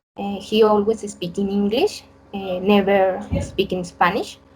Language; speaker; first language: English; non-native, learner; Spanish